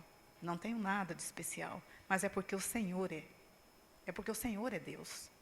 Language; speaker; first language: Portuguese; native; Portuguese